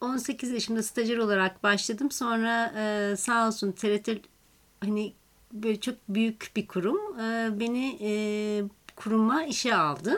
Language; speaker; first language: Turkish; native; Turkish